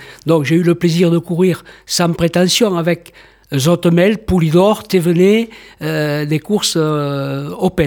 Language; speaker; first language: French; native; French